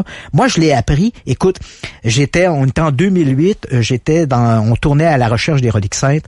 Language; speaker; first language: French; native; French